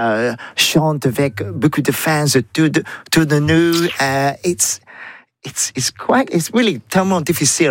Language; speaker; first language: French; non-native, learner; English